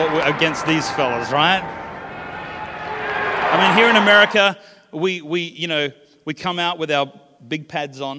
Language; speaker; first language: English; native; English